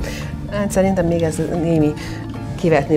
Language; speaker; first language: Hungarian; native; Hungarian